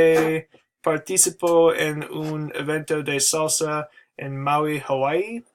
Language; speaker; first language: Spanish; non-native, learner; English